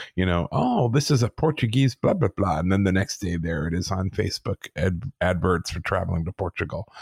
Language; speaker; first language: English; native; English